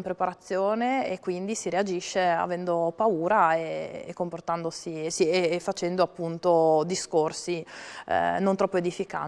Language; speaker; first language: Italian; native; Italian